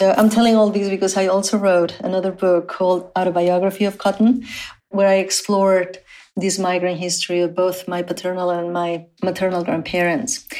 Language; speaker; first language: English; non-native, fluent; Spanish